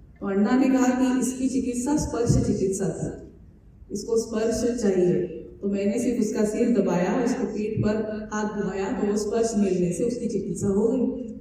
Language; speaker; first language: Hindi; non-native, local second language; Marathi